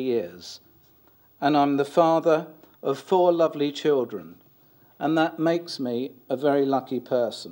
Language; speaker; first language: English; native; English